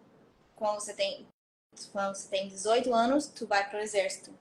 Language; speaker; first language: Portuguese; non-native, fluent; Hebrew